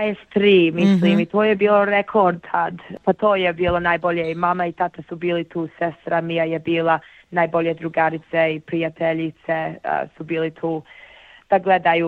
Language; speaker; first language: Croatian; early bilingual, heritage; Bosnian